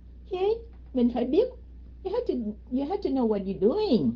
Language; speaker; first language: English; non-native, fluent; Vietnamese